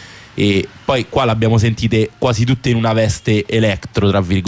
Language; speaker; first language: Italian; native; Italian